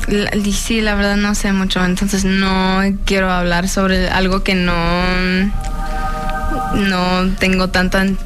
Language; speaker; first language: Spanish; early bilingual, heritage; English